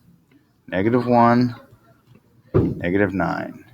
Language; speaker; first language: English; native; English